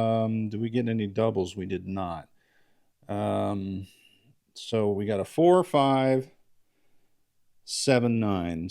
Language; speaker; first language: English; native; English